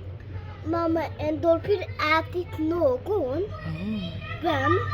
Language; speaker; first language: Swedish; early bilingual, other home language; Bangla